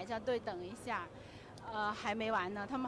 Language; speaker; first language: Chinese; native; Chinese